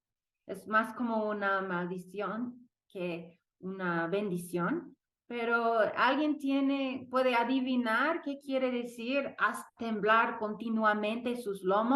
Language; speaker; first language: Spanish; non-native, fluent; English